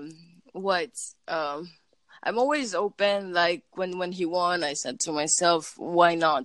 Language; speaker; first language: English; non-native, local second language; Filipino